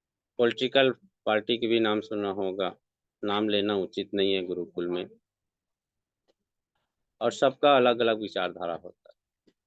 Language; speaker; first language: Hindi; native; Hindi